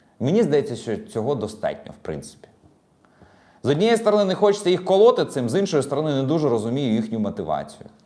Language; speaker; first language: Ukrainian; non-native, local second language; Russian